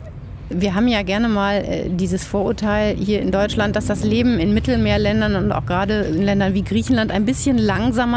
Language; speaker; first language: German; native; German